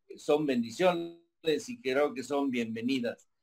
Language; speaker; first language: Spanish; native; Spanish